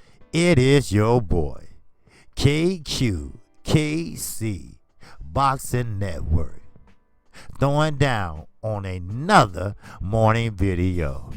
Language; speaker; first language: English; native; English